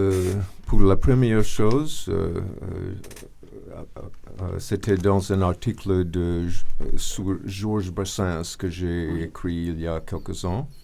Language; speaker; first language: French; non-native, fluent; English